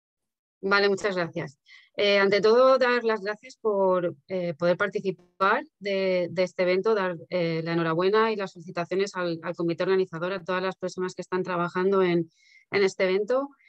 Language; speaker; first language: Spanish; native; Spanish